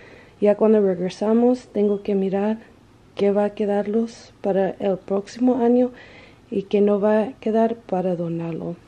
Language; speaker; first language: Spanish; early bilingual, heritage; Spanish